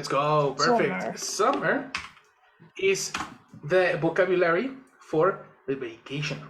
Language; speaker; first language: English; non-native, fluent; Spanish